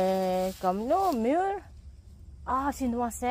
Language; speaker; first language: French; non-native, learner; Filipino